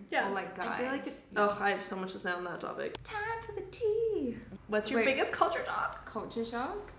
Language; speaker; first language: English; native; English